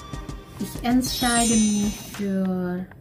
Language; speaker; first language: German; non-native, fluent; Indonesian